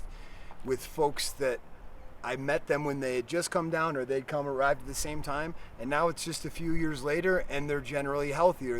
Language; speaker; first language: English; native; English